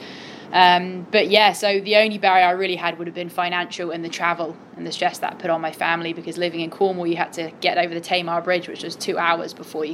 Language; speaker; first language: English; native; English